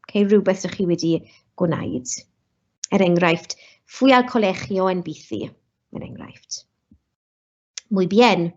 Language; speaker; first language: Welsh; non-native, local second language; English